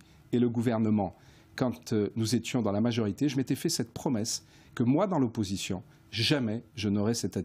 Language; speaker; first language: French; native; French